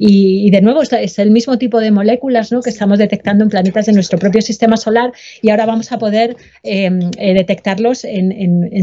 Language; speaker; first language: Spanish; native; Spanish